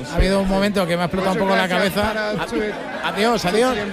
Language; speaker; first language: Spanish; native; Spanish